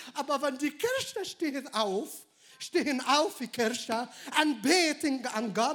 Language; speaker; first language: German; non-native, learner; Arabic